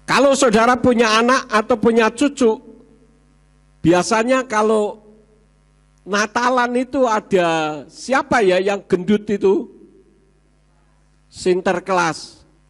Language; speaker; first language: Indonesian; native; Indonesian